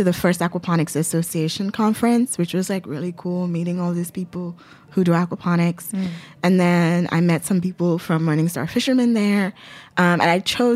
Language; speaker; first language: English; non-native, local second language; Yoruba